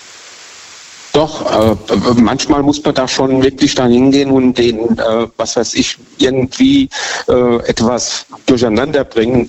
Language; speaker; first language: German; native; German